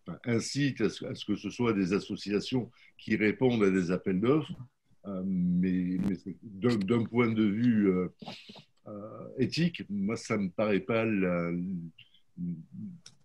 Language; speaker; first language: French; native; French